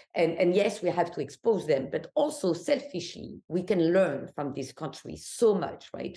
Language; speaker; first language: English; non-native, fluent; Arabic